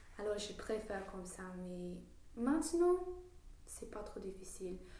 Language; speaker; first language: French; non-native, learner; English